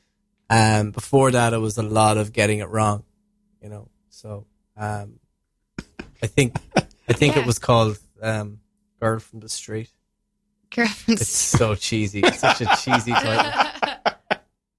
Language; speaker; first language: English; native; English